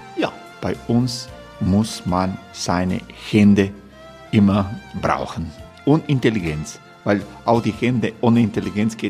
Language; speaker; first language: German; non-native, learner; Croatian